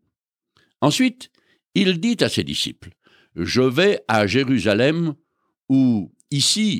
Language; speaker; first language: French; native; French